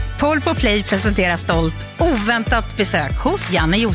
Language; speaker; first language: Swedish; native; Swedish